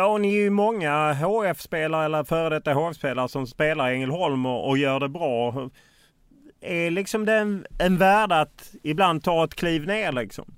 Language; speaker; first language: Swedish; native; Swedish